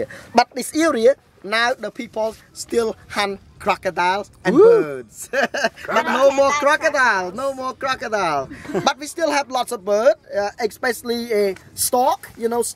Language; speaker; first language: English; non-native, fluent; Khmer